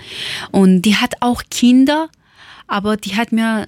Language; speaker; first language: German; non-native, learner; Persian